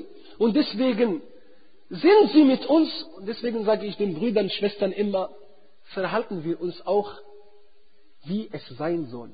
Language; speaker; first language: German; non-native, fluent; Arabic